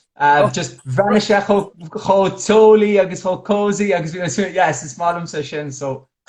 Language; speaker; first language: Irish; non-native, local second language; English